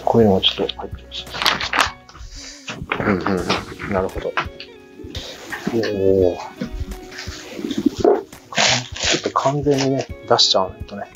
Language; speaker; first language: Japanese; native; Japanese